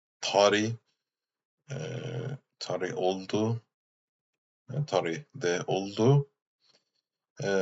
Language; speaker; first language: Turkish; non-native, learner; English